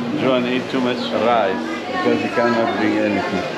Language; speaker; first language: English; non-native, learner; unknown